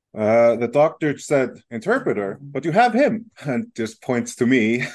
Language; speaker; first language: English; non-native, fluent; Icelandic